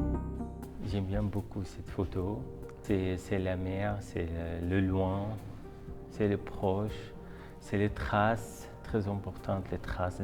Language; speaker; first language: French; non-native, learner; Arabic